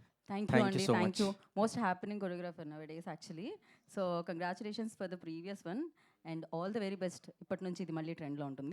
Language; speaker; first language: Telugu; native; Telugu